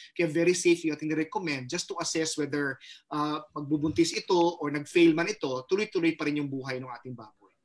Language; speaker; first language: Filipino; non-native, local second language; Cebuano